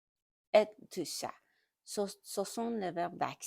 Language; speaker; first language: French; non-native, learner; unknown